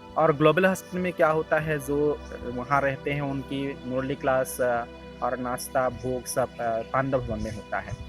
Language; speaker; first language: Hindi; non-native, local second language; Assamese